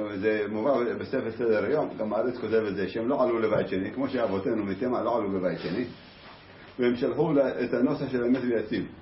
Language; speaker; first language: Hebrew; native; Hebrew